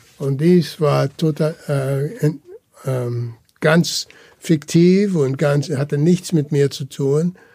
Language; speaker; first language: German; early bilingual, heritage; German